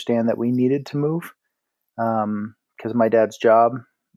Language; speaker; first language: English; native; English